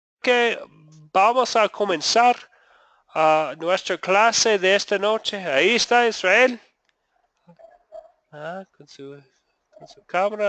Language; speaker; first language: Spanish; non-native, fluent; English